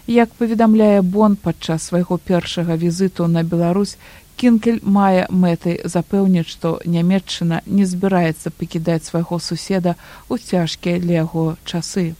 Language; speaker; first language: Belarusian; native; Belarusian